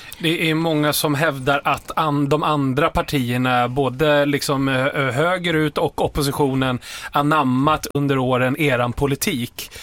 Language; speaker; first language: Swedish; native; Swedish